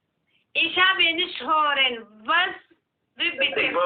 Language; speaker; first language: German; non-native, learner; Oromo